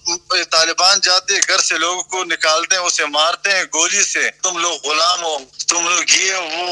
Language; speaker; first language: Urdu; non-native, fluent; Pashto